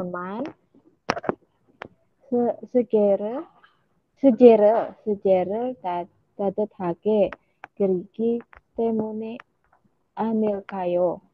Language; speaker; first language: Korean; non-native, learner; Indonesian